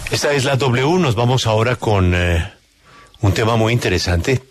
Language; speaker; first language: Spanish; native; Spanish